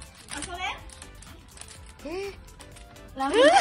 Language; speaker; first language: Japanese; non-native, fluent; Filipino